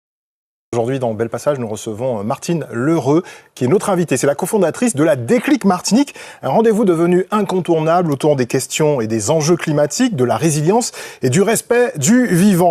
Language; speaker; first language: French; native; French